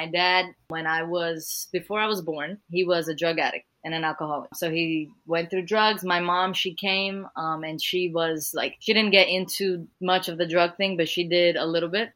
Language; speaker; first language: English; early bilingual, other home language; Portuguese